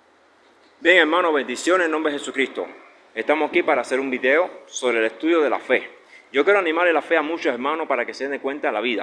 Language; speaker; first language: Spanish; native; Spanish